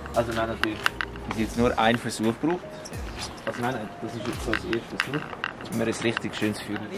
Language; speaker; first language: German; native; German